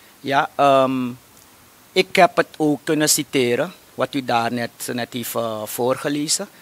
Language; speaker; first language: Dutch; native; Dutch